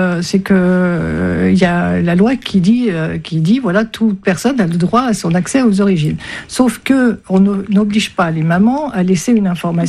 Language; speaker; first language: French; native; French